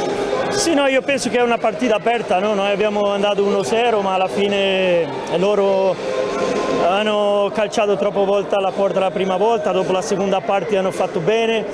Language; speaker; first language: Italian; non-native, fluent; Spanish